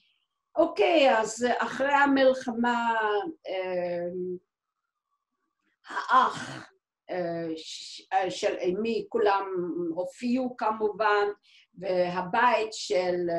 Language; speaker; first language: Hebrew; non-native, fluent; Dutch